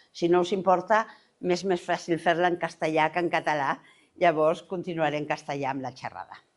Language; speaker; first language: Catalan; non-native, local second language; Spanish